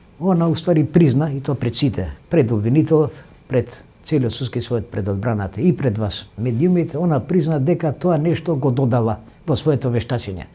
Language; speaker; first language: Macedonian; non-native, local second language; Albanian